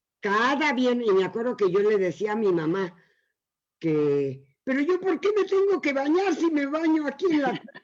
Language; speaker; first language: Spanish; early bilingual, other home language; Yiddish